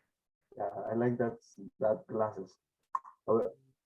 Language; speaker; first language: English; non-native, learner; Spanish